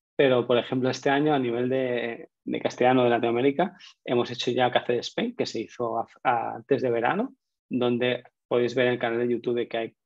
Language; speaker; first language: Spanish; native; Spanish